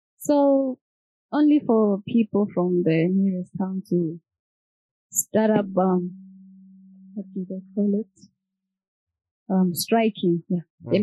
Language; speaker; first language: English; non-native, local second language; Shona